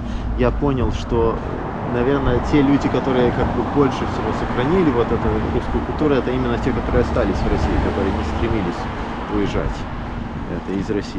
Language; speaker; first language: Russian; early bilingual, heritage; Russian